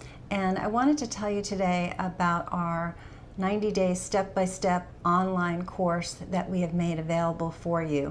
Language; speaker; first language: English; native; English